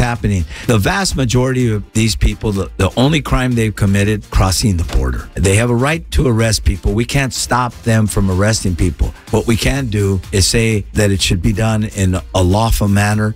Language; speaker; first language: Spanish; non-native, fluent; English